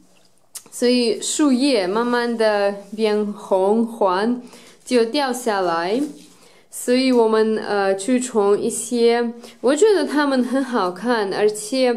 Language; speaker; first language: Chinese; non-native, fluent; Russian